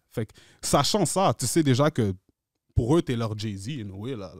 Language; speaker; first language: French; native; French